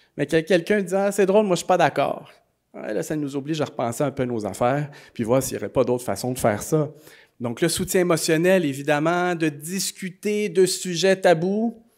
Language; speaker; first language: French; native; French